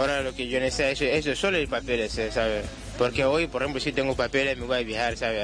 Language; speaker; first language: Spanish; non-native, learner; Wolof